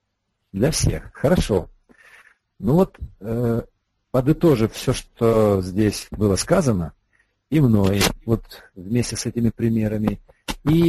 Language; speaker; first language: Russian; native; Russian